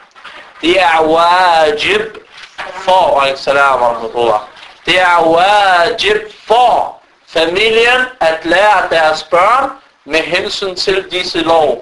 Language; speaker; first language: Danish; non-native, fluent; Arabic